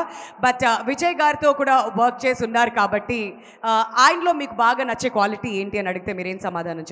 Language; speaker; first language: Telugu; native; Telugu